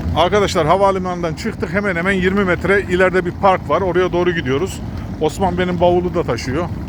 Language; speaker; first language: Turkish; early bilingual, heritage; Turkish